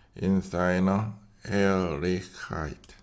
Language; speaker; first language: German; non-native, learner; Korean